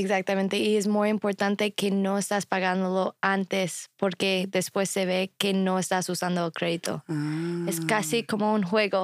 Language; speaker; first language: Spanish; non-native, fluent; English